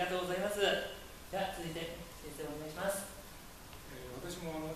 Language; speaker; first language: Japanese; native; Japanese